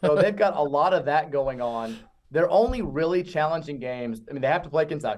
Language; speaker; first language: English; native; English